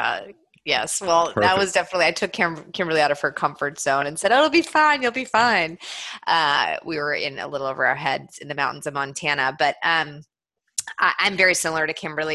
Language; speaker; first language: English; native; English